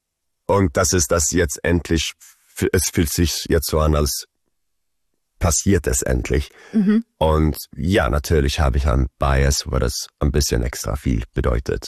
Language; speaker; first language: German; early bilingual, heritage; Swedish